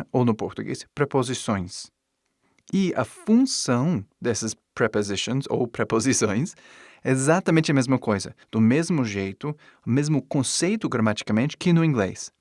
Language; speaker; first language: Portuguese; non-native, fluent; English